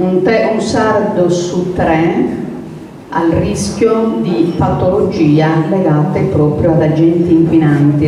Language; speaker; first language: Italian; native; Italian